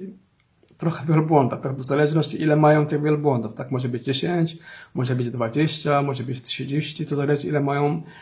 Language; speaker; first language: Polish; non-native, fluent; Somali